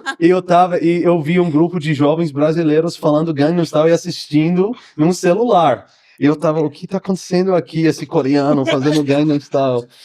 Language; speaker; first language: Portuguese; non-native, fluent; English